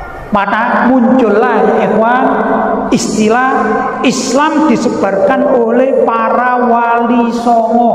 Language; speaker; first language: Indonesian; native; Indonesian